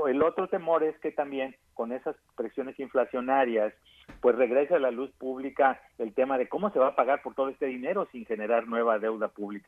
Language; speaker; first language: Spanish; native; Spanish